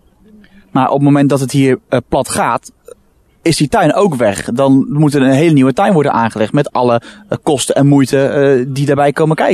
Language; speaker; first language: Dutch; native; Dutch